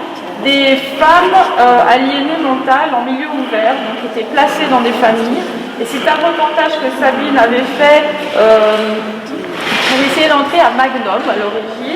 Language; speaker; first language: French; native; French